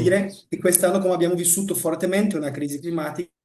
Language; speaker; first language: Italian; non-native, fluent; Portuguese